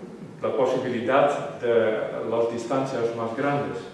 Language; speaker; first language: Spanish; non-native, learner; Western Frisian